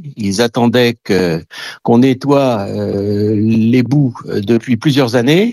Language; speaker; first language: French; native; French